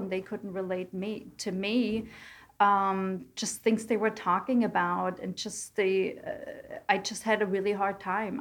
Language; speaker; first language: English; non-native, fluent; German